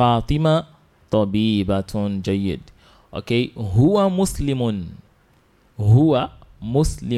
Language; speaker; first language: Arabic; non-native, fluent; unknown